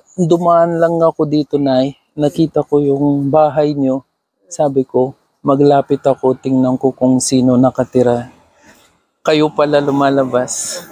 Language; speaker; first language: Filipino; non-native, learner; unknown